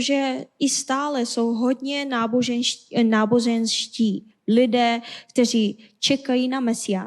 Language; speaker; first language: Czech; non-native, fluent; Korean